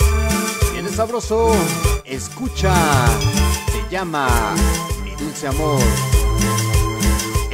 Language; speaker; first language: Spanish; native; Spanish